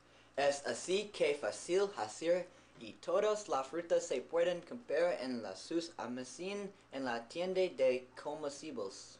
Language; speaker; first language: Spanish; non-native, learner; English